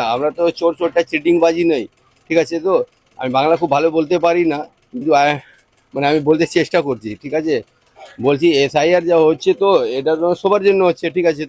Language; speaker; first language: Bangla; non-native, local second language; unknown